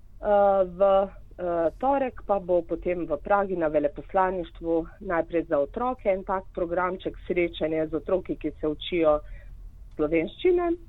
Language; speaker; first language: Slovenian; native; Slovenian